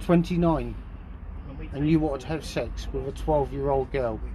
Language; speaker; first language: English; native; English